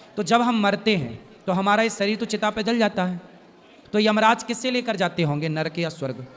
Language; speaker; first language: Hindi; native; Hindi